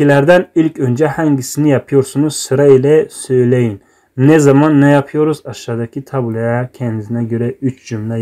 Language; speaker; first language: Turkish; non-native, fluent; Tajik